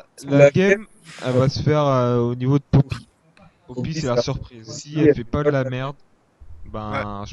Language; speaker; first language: French; native; French